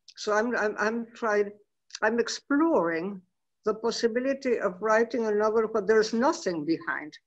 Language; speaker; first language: English; non-native, fluent; Spanish